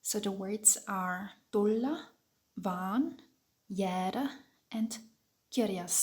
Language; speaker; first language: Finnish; non-native, fluent; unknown